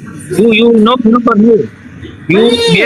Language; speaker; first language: English; non-native, learner; Sindhi